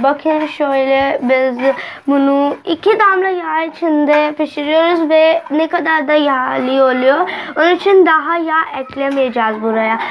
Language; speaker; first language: Turkish; non-native, learner; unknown